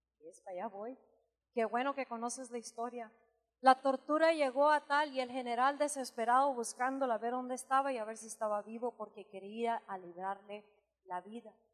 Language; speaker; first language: Spanish; early bilingual, heritage; Spanish